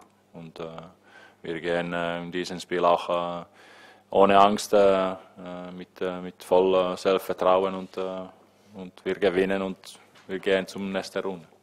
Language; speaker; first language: German; non-native, fluent; Finnish